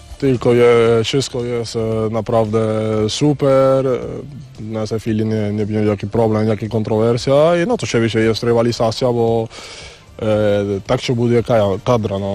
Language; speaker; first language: Polish; non-native, learner; Spanish